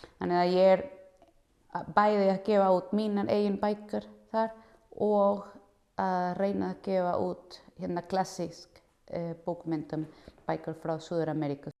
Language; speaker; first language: Icelandic; non-native, fluent; Spanish